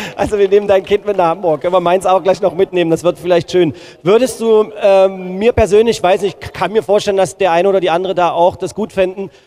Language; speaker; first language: German; native; German